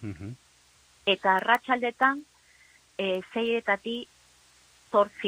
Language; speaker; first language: Basque; non-native, learner; Spanish